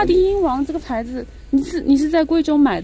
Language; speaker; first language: Chinese; native; Chinese